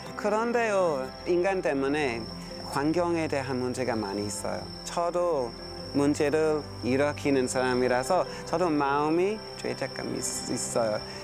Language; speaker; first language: Korean; non-native, fluent; English